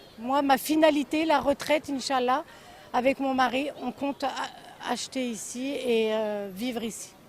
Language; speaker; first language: French; native; French